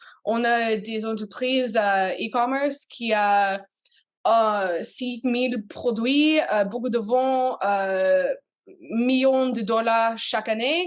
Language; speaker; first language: French; non-native, learner; English